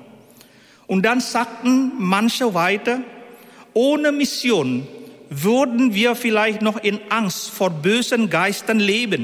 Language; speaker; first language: German; non-native, fluent; Indonesian